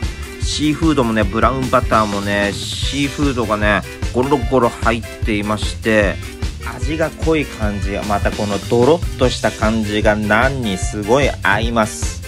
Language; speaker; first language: Japanese; native; Japanese